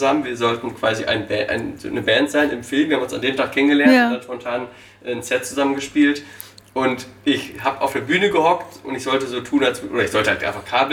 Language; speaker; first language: German; native; German